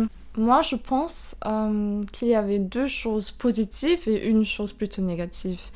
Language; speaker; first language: French; non-native, fluent; German